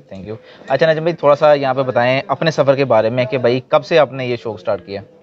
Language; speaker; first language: Urdu; non-native, local second language; Punjabi